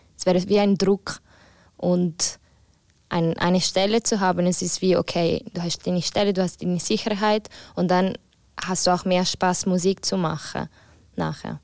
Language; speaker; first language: German; non-native, local second language; Italian